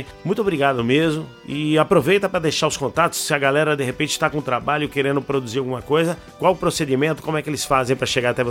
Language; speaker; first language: Portuguese; native; Portuguese